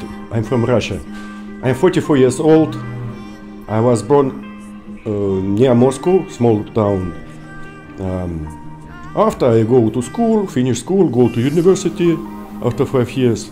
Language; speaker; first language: English; non-native, learner; Russian